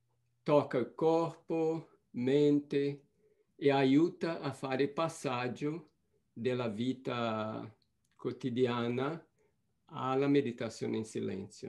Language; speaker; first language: Italian; non-native, fluent; Portuguese